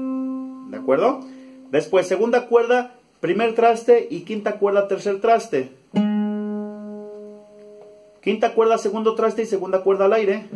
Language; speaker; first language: Spanish; native; Spanish